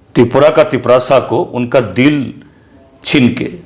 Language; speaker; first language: Hindi; non-native, local second language; Bangla